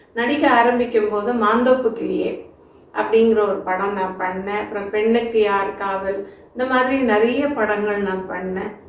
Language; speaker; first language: Tamil; non-native, local second language; Malayalam